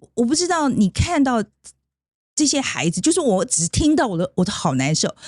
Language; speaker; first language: Chinese; native; Chinese